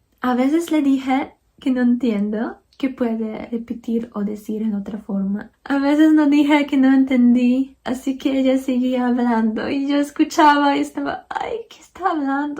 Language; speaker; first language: Spanish; non-native, fluent; Polish